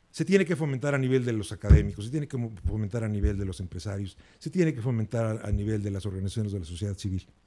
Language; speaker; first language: Spanish; native; Spanish